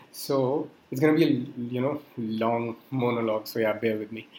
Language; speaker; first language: English; non-native, local second language; Hindi